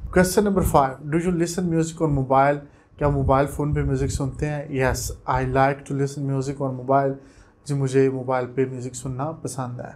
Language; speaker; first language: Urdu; non-native, local second language; Punjabi